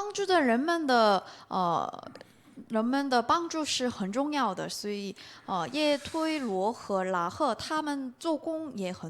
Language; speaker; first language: Chinese; non-native, learner; Korean